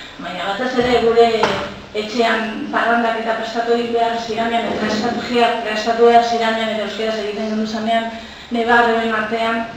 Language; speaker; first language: Basque; non-native, local second language; Spanish